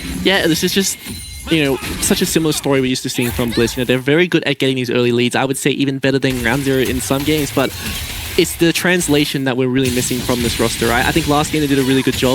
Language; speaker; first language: English; native; English